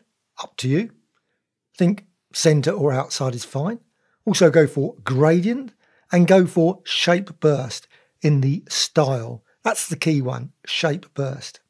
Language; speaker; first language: English; native; English